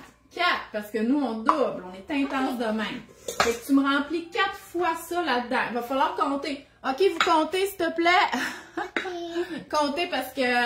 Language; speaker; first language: French; native; French